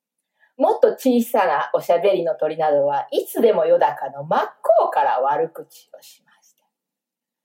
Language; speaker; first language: Japanese; native; Japanese